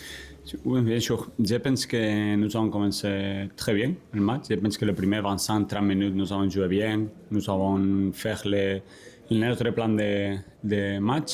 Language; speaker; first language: French; non-native, learner; Spanish